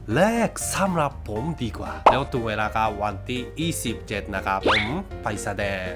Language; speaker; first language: Thai; non-native, learner; Japanese